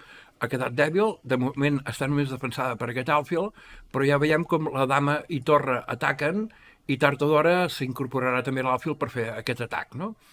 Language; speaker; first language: Catalan; native; Catalan